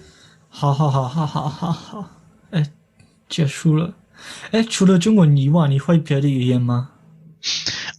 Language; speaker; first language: Chinese; non-native, fluent; English